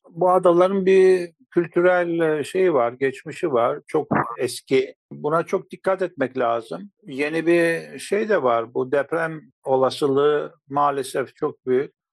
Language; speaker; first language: Turkish; non-native, local second language; Greek